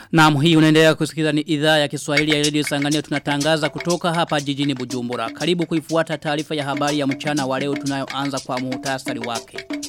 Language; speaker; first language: Swahili; non-native, local second language; Rundi